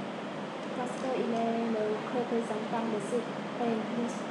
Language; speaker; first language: French; non-native, learner; Khmer